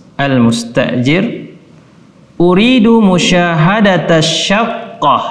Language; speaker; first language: Arabic; non-native, fluent; Indonesian